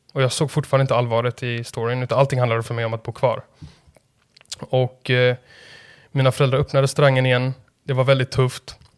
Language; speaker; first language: Swedish; native; Swedish